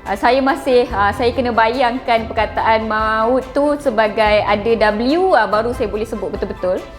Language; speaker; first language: Malay; non-native, local second language; Tamil